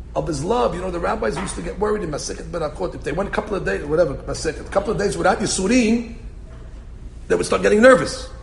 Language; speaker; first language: English; native; English